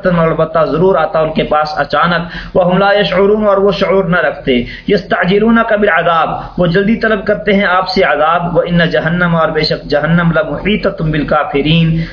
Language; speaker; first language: Urdu; non-native, local second language; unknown